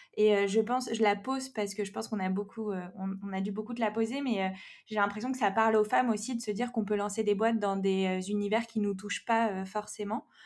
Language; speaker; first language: French; native; French